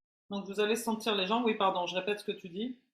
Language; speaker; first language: French; native; French